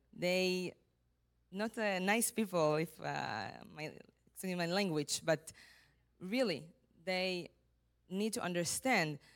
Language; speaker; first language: English; non-native, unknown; Hebrew